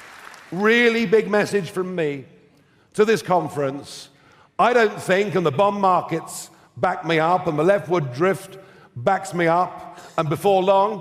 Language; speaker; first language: English; native; English